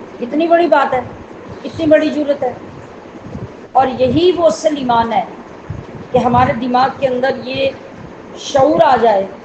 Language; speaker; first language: Urdu; non-native, local second language; Punjabi